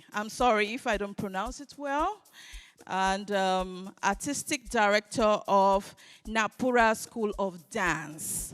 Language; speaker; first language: English; non-native, local second language; Igbo